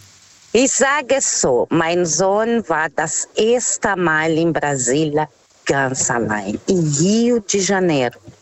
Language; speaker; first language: German; non-native, fluent; Portuguese